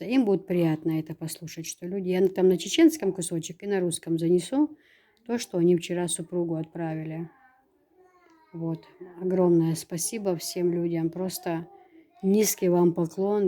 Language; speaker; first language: Russian; native; Russian